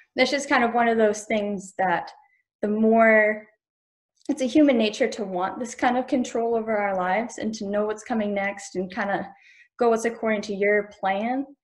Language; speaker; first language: English; native; English